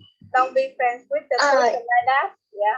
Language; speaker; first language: English; non-native, learner; Vietnamese